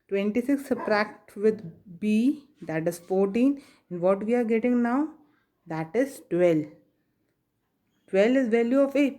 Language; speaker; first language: English; non-native, local second language; Hindi